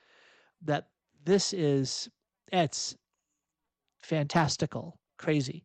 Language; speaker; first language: English; native; English